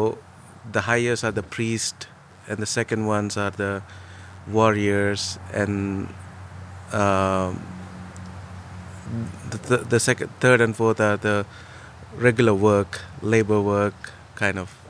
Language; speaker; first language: English; non-native, local second language; Telugu